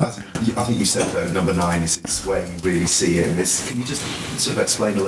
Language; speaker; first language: English; native; English